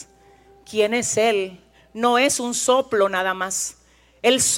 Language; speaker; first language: Spanish; native; Spanish